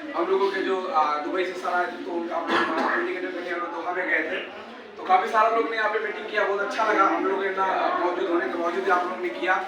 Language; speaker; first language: Hindi; native; Hindi